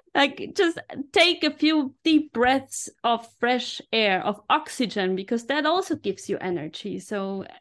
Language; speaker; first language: English; non-native, fluent; German